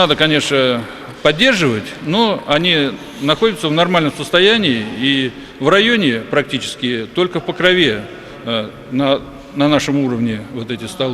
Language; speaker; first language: Russian; native; Russian